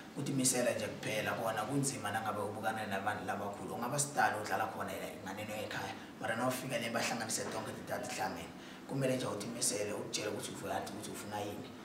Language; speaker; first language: Zulu; non-native, local second language; Swati